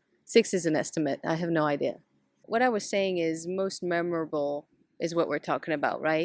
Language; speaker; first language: English; non-native, fluent; Dutch